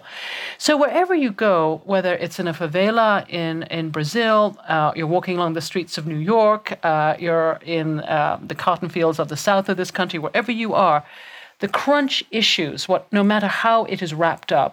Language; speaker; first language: English; native; English